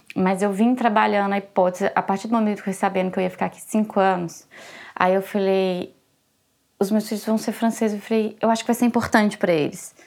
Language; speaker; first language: Portuguese; native; Portuguese